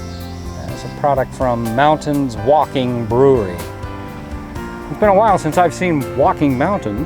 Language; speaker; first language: English; native; English